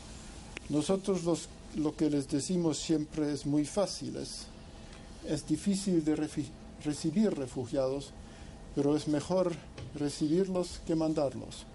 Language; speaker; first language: Spanish; non-native, fluent; English